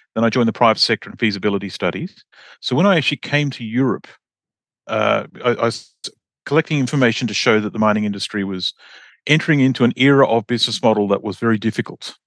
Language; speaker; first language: English; native; English